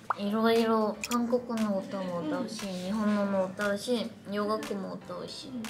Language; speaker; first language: Japanese; non-native, fluent; Korean